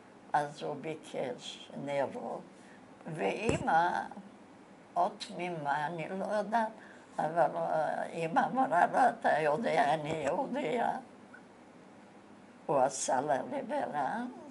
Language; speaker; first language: Hebrew; non-native, fluent; Bulgarian